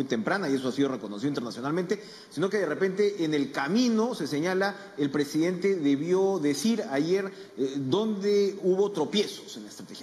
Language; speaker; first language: Spanish; native; Spanish